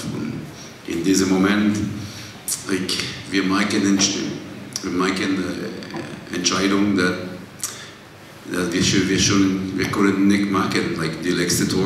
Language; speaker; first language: German; non-native, learner; English